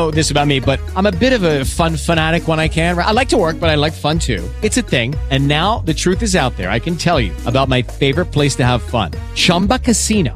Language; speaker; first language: English; non-native, fluent; Russian